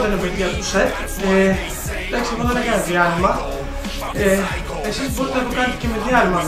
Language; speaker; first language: Greek; native; Greek